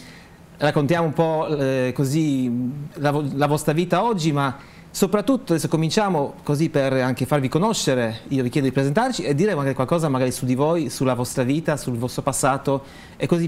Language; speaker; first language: Italian; non-native, fluent; Polish